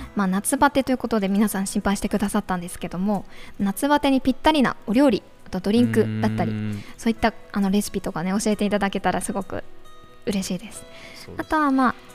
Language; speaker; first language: Japanese; native; Japanese